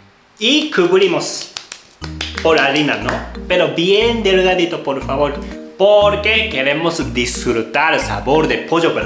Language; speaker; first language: Spanish; non-native, fluent; Japanese